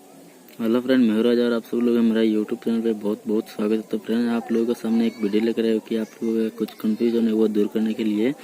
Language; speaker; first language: Hindi; non-native, local second language; Bangla